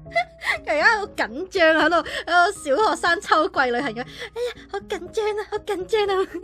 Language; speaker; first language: Cantonese; native; Cantonese